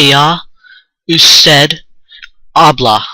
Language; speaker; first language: Spanish; non-native, learner; English